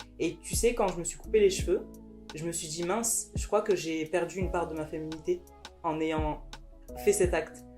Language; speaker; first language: French; early bilingual, other home language; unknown